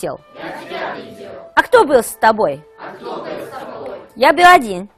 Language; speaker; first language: Russian; non-native, fluent; Chinese